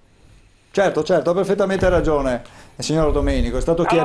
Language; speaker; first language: Italian; native; Italian